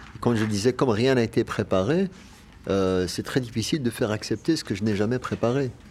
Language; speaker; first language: French; early bilingual, other home language; Arabic